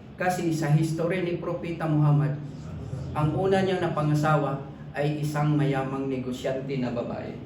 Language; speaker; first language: Filipino; non-native, local second language; Cebuano